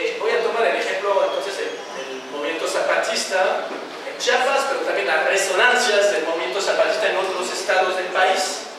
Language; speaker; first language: Spanish; non-native, fluent; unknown